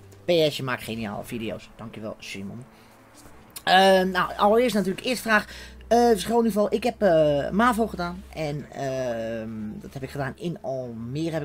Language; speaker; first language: Dutch; native; Dutch